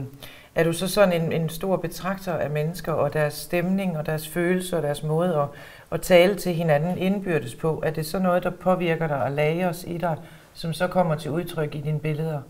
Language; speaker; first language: Danish; native; Danish